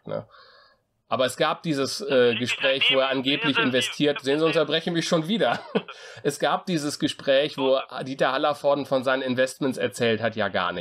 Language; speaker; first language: German; native; German